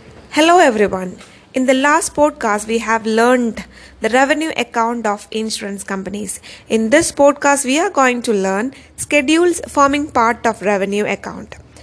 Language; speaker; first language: English; non-native, local second language; Malayalam